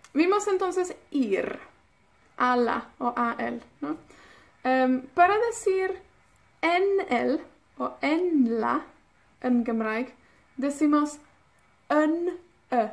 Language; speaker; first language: Spanish; non-native, fluent; Welsh